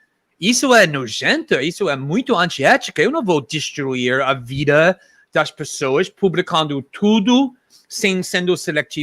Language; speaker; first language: Portuguese; non-native, fluent; English